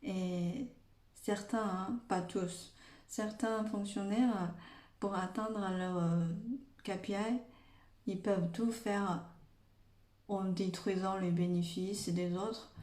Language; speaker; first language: French; non-native, fluent; Chinese